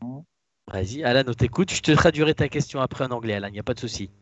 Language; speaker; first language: French; native; French